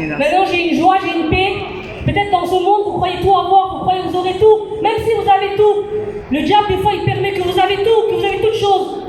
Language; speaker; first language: French; early bilingual, other home language; Chinese